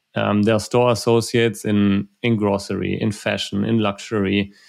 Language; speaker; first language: English; non-native, fluent; German